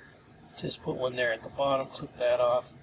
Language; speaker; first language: English; native; English